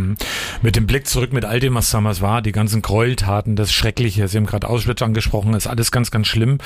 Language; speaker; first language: German; native; German